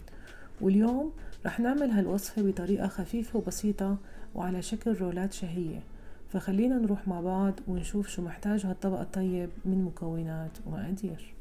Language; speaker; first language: Arabic; native; Arabic